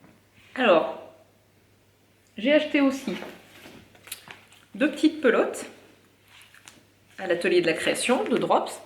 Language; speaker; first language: French; native; French